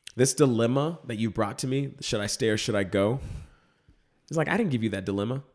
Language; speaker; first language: English; native; English